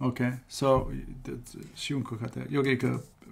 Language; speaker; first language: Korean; non-native, fluent; English